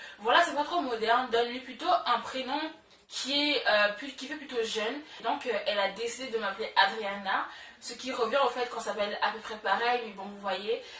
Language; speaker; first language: French; early bilingual, other home language; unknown